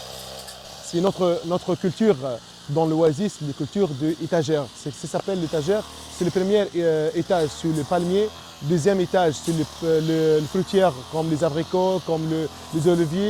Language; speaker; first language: French; non-native, local second language; Arabic